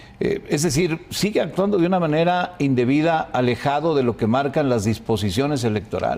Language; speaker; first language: Spanish; native; Spanish